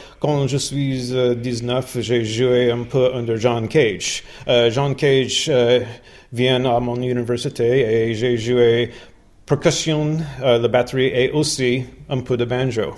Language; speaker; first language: French; non-native, learner; English